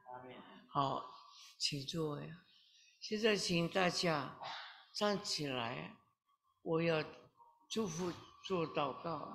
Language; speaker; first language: Chinese; early bilingual, heritage; Chinese